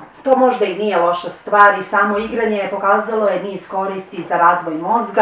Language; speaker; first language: Croatian; native; Croatian